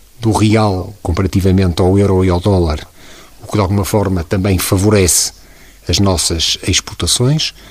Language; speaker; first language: Portuguese; native; Portuguese